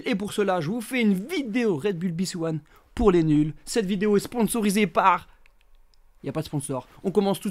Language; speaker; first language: French; native; French